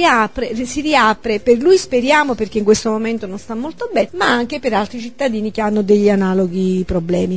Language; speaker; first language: Italian; native; Italian